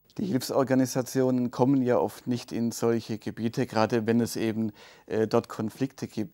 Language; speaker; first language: German; native; German